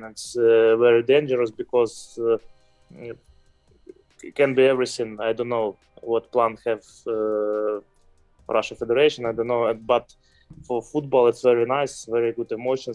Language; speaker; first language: English; non-native, fluent; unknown